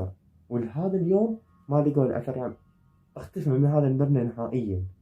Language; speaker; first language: Arabic; native; Arabic